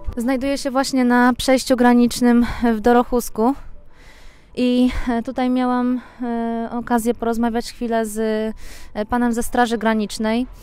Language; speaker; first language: Polish; native; Polish